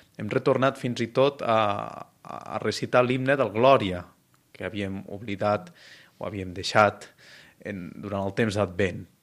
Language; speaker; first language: Catalan; native; Catalan